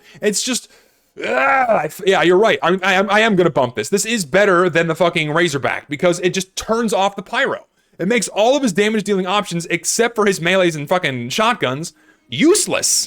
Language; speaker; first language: English; native; English